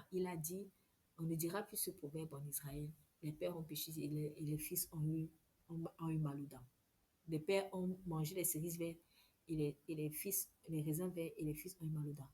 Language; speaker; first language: French; native; French